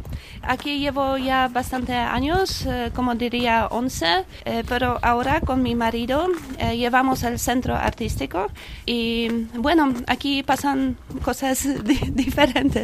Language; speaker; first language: Spanish; non-native, fluent; Polish